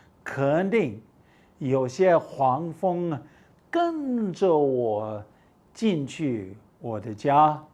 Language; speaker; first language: Chinese; non-native, fluent; English